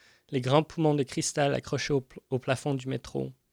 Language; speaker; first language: French; native; French